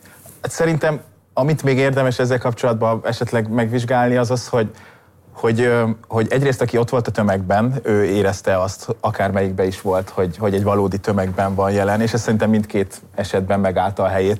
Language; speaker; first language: Hungarian; native; Hungarian